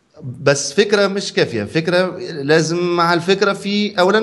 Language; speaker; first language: Arabic; native; Arabic